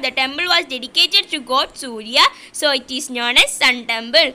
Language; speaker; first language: English; non-native, local second language; Malayalam